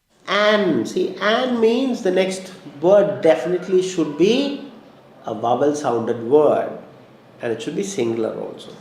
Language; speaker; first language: English; non-native, local second language; Malayalam